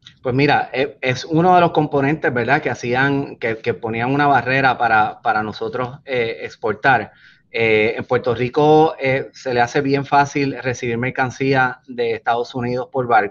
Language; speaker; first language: Spanish; native; Spanish